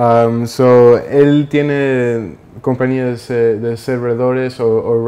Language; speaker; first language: Spanish; early bilingual, heritage; Spanish